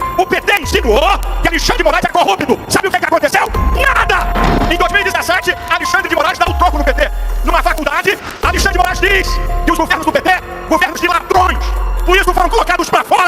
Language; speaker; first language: Portuguese; native; Portuguese